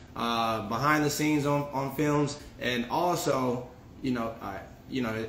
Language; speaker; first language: English; native; English